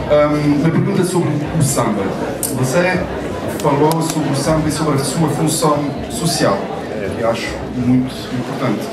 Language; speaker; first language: Portuguese; early bilingual, heritage; Portuguese